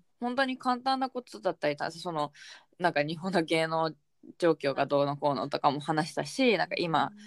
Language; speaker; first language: Japanese; early bilingual, heritage; Japanese